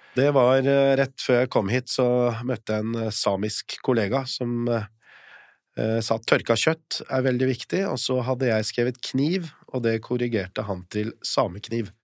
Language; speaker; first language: Norwegian; early bilingual, other home language; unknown